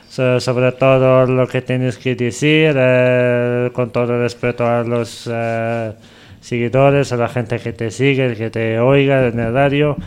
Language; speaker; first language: Spanish; non-native, fluent; Arabic